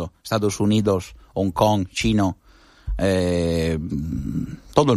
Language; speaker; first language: Spanish; non-native, fluent; Italian